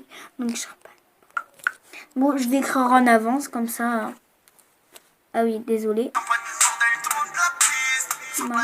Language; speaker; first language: French; native; French